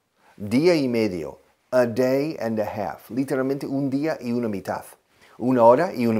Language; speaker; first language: Spanish; non-native, fluent; English